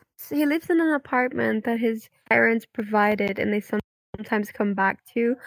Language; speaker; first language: English; non-native, fluent; Dutch